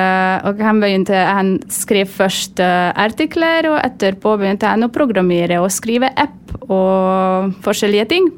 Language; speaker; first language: Norwegian; non-native, fluent; Hungarian